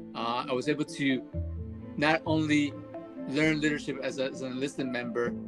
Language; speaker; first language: English; early bilingual, other home language; Spanish